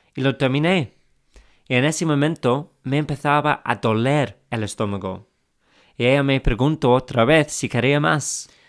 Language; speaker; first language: Spanish; non-native, fluent; English